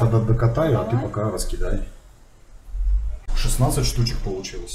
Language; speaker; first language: Russian; native; Russian